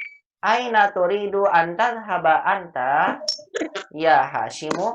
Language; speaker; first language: Arabic; non-native, fluent; Indonesian